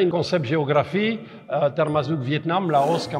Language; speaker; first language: Indonesian; non-native, fluent; French